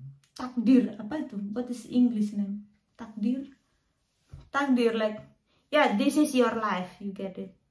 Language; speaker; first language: English; non-native, learner; Indonesian